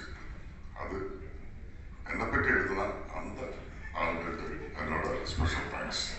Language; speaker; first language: Tamil; non-native, learner; Malayalam